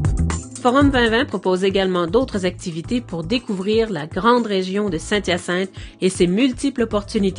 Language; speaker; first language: French; native; French